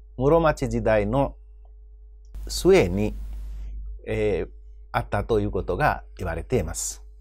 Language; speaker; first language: Japanese; non-native, fluent; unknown